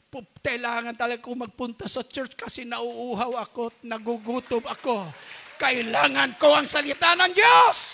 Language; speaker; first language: Filipino; non-native, local second language; Cebuano